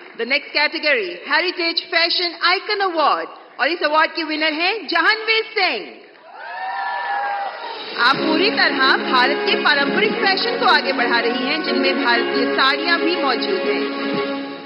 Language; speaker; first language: Hindi; native; Hindi